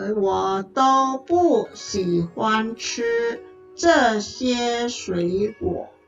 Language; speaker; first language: Chinese; non-native, fluent; Indonesian